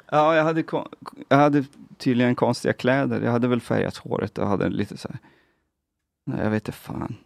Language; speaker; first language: Swedish; native; Swedish